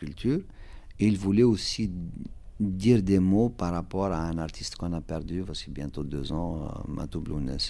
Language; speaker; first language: French; non-native, local second language; Kabyle